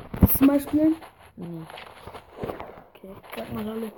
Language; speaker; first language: German; early bilingual, other home language; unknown